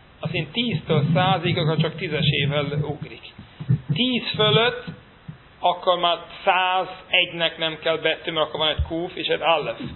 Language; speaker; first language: Hungarian; non-native, fluent; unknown